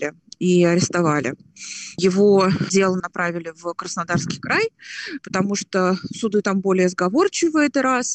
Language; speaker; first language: Russian; native; Russian